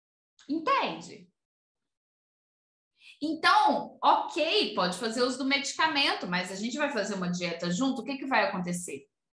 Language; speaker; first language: Portuguese; native; Portuguese